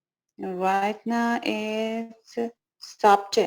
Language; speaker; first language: English; non-native, learner; Persian